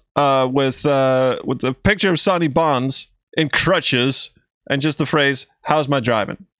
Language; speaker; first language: English; non-native, fluent; Danish